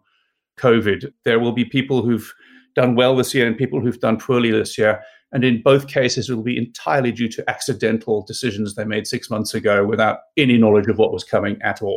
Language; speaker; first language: English; native; English